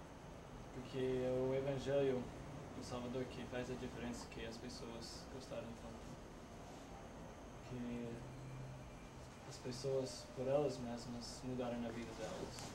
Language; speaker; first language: Portuguese; non-native, fluent; English